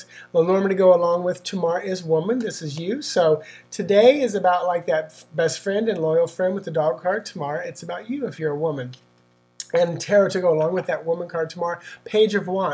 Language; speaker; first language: English; native; English